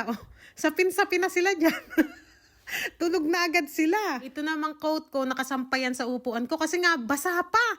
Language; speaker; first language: Filipino; native; Filipino